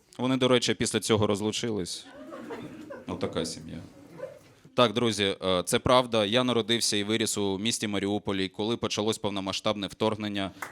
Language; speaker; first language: Ukrainian; non-native, local second language; Russian